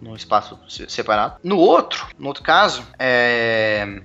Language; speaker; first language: Portuguese; native; Portuguese